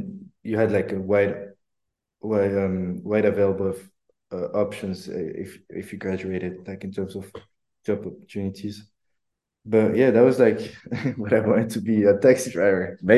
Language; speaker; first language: English; non-native, fluent; French